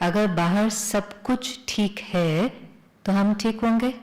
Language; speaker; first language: Hindi; native; Hindi